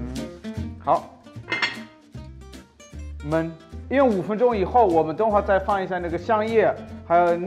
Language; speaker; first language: Chinese; non-native, fluent; German